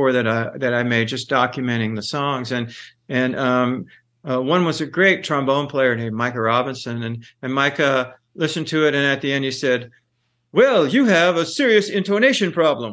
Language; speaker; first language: English; native; English